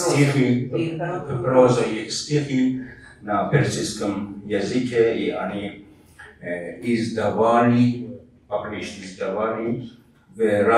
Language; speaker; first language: Russian; non-native, learner; Persian